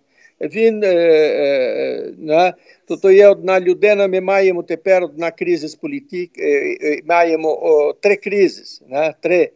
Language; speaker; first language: Ukrainian; early bilingual, heritage; Ukrainian